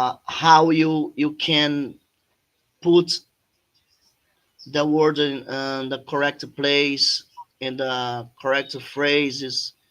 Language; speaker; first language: English; non-native, fluent; Portuguese